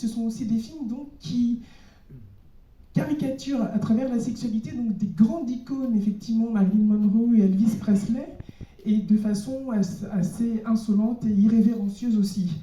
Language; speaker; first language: French; native; French